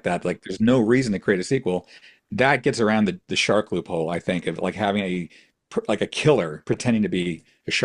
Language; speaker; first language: English; native; English